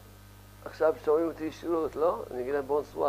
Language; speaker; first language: Hebrew; early bilingual, other home language; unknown